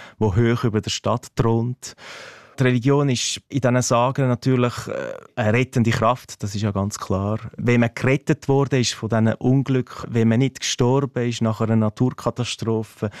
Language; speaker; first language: German; non-native, local second language; Italian